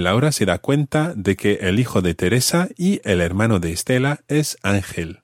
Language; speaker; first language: Spanish; non-native, fluent; English